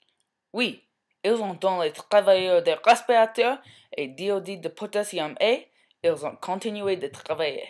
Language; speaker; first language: French; non-native, learner; English